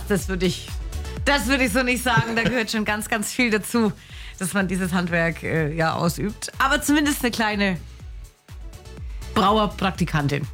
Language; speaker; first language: German; native; German